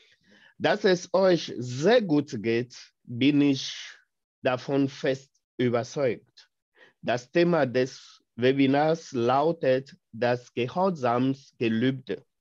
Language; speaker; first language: German; non-native, fluent; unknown